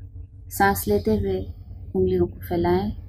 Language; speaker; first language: Hindi; native; Hindi